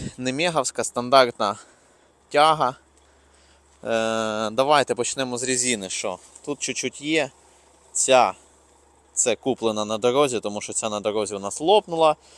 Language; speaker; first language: Ukrainian; non-native, local second language; Russian